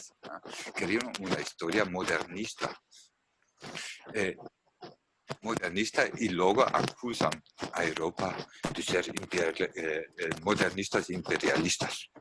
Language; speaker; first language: Portuguese; non-native, learner; German